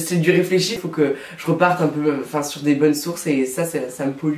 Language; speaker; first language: French; native; French